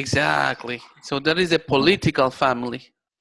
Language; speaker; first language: English; non-native, fluent; Spanish